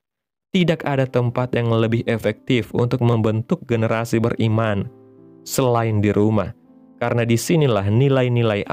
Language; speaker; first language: Indonesian; native; Indonesian